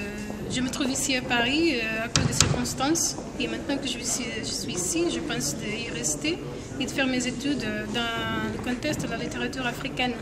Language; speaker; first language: French; non-native, fluent; Portuguese